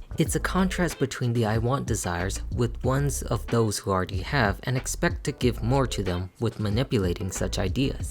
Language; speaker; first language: English; native; English